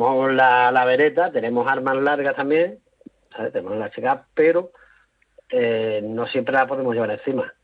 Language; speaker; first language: Spanish; native; Spanish